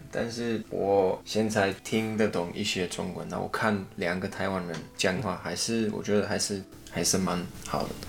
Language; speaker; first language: Chinese; non-native, fluent; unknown